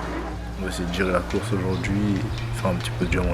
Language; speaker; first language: French; native; French